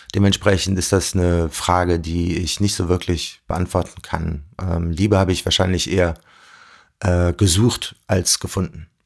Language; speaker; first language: German; early bilingual, other home language; Arabic